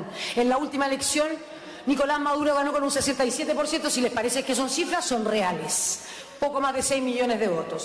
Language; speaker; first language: Spanish; native; Spanish